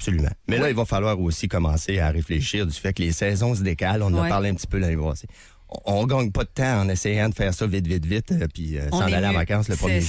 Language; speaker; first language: French; native; French